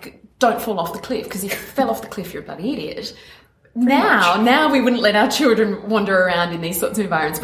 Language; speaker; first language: English; native; English